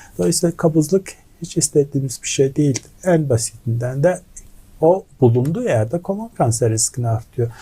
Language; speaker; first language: Turkish; non-native, fluent; Mongolian